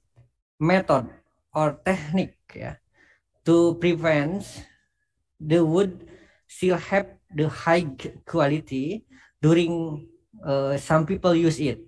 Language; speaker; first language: English; non-native, learner; Indonesian